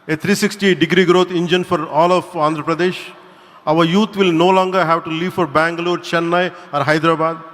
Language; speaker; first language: English; non-native, local second language; Telugu